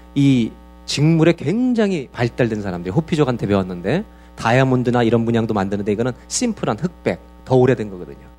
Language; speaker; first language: Korean; native; Korean